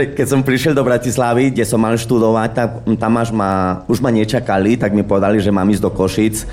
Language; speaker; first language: Slovak; non-native, fluent; Spanish